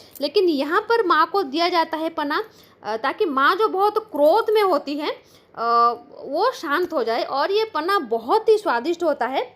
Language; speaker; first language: Hindi; non-native, local second language; Bangla